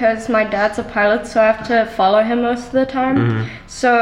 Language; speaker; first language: English; non-native, local second language; Afrikaans